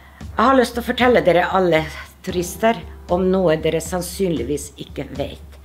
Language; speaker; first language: Norwegian; non-native, fluent; Finnish